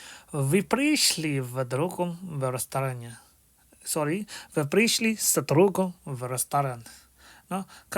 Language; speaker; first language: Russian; non-native, fluent; Burmese